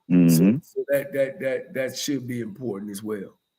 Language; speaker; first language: English; native; English